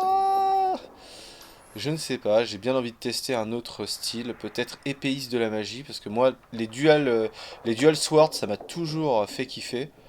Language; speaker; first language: French; native; French